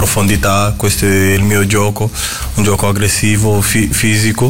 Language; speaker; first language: Italian; non-native, fluent; Portuguese